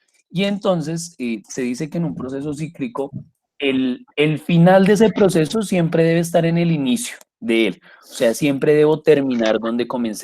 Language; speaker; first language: Spanish; native; Spanish